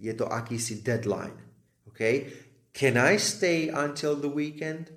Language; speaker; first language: English; non-native, fluent; Slovak